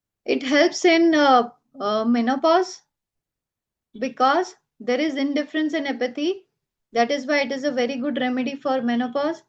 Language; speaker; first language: English; non-native, local second language; Gujarati